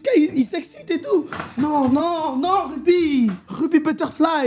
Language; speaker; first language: French; native; French